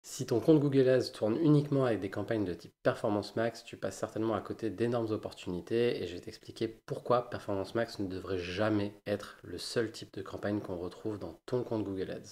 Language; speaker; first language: French; native; French